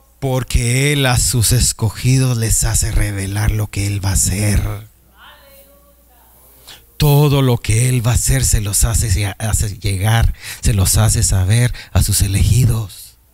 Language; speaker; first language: Spanish; native; Spanish